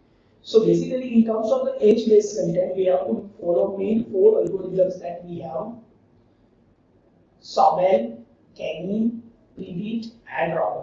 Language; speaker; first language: English; non-native, local second language; Gujarati